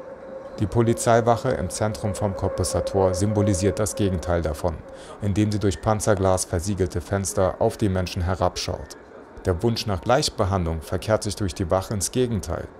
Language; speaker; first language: German; native; German